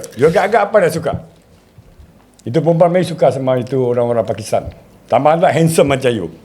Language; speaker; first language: Malay; native; Malay